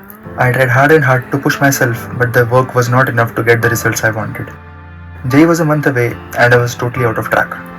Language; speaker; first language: English; non-native, local second language; Hindi